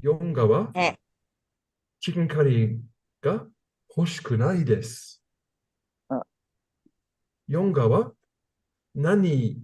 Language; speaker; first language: Japanese; non-native, learner; English